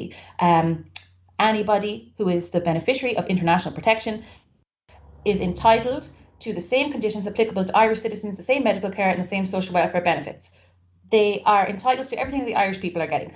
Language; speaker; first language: English; native; English